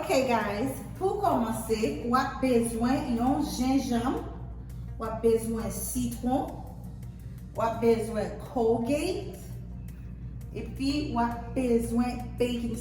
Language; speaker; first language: French; non-native, learner; Haitian Creole